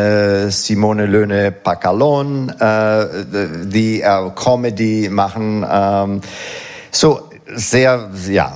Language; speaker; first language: German; non-native, fluent; Italian